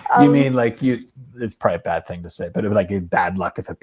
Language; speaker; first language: English; native; English